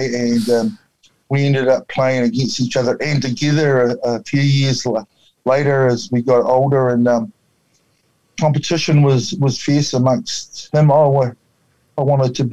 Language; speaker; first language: English; native; English